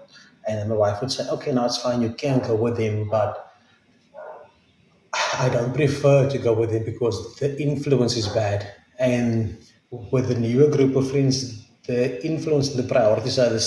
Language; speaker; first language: English; non-native, local second language; Afrikaans